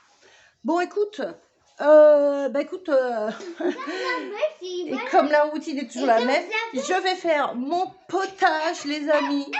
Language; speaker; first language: French; native; French